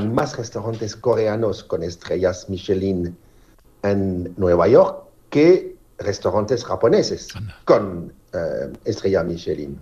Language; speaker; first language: Spanish; non-native, fluent; French